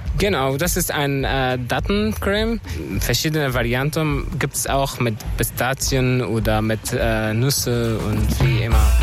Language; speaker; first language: German; non-native, fluent; Arabic